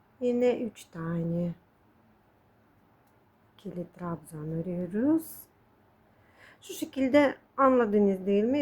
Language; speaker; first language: Turkish; non-native, fluent; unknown